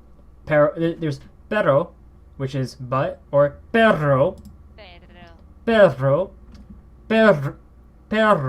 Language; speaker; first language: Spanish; non-native, learner; English